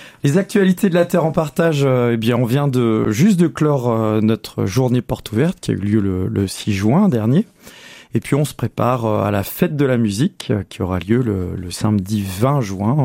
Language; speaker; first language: French; native; French